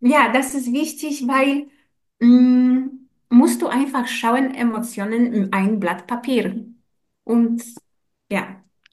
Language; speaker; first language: German; non-native, learner; Polish